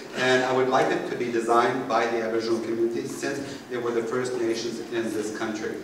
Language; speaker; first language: English; native; English